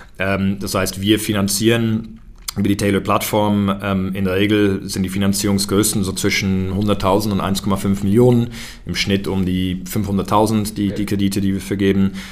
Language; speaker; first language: German; early bilingual, heritage; German